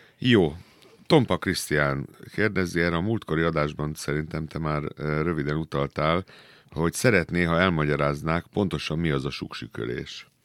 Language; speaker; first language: Hungarian; native; Hungarian